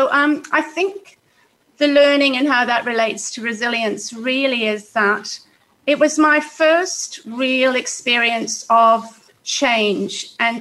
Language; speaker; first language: English; native; English